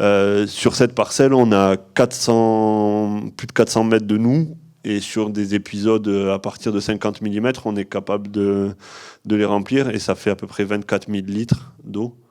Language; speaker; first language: French; native; French